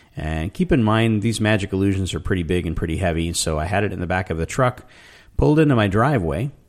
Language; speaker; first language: English; native; English